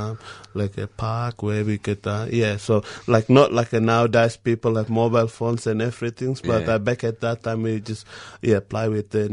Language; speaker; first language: English; non-native, fluent; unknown